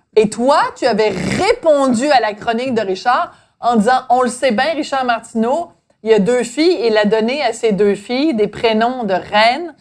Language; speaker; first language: French; native; French